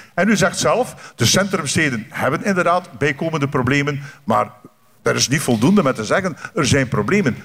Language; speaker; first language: Dutch; native; Dutch